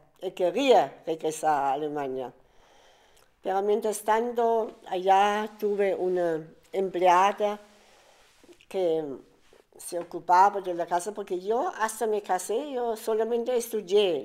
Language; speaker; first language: Spanish; non-native, fluent; German